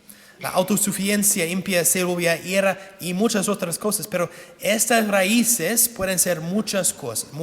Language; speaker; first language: Spanish; non-native, fluent; English